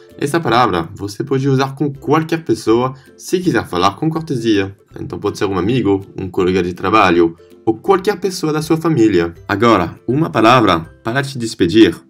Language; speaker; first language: Portuguese; non-native, fluent; French